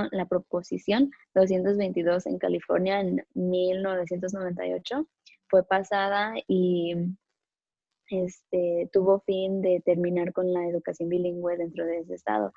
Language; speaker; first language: Spanish; early bilingual, other home language; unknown